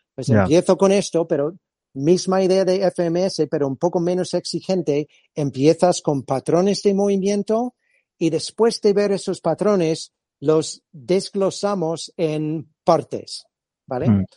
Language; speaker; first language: Spanish; non-native, fluent; English